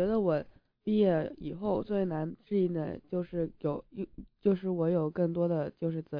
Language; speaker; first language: Chinese; early bilingual, heritage; Chinese